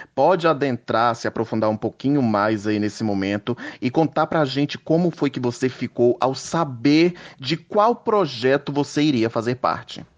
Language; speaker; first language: Portuguese; native; Portuguese